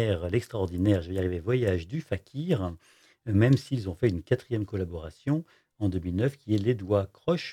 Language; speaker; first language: French; native; French